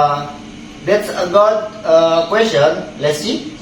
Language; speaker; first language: English; non-native, learner; Indonesian